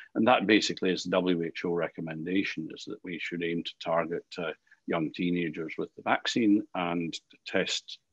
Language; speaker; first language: English; native; English